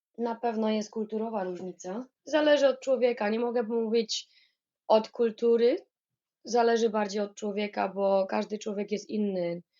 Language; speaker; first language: Polish; native; Polish